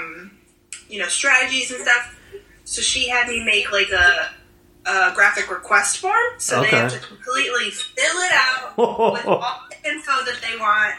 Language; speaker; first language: English; native; English